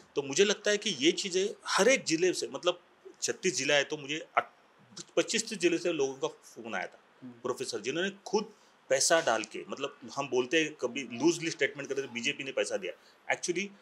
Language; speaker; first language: Hindi; non-native, local second language; Marathi